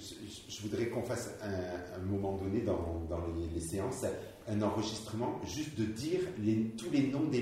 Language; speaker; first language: French; native; French